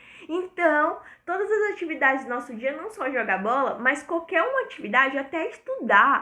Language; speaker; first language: Portuguese; native; Portuguese